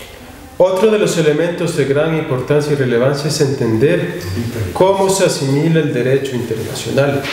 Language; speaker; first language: Spanish; native; Spanish